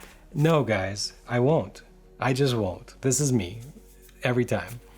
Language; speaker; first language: English; native; English